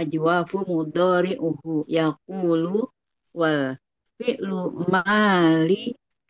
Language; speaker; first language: Arabic; non-native, learner; Indonesian